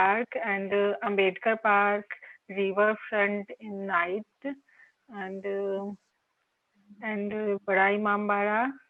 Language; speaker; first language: English; non-native, local second language; Hindi